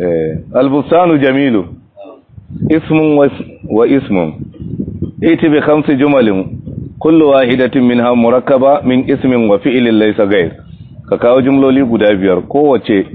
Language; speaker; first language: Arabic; non-native, fluent; Hausa